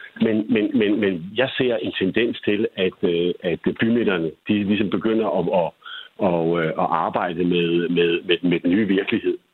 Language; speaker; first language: Danish; native; Danish